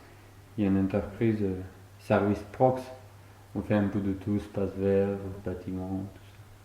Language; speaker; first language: French; non-native, fluent; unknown